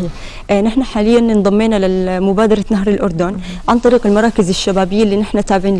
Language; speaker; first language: Arabic; native; Arabic